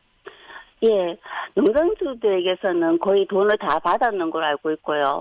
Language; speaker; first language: Korean; native; Korean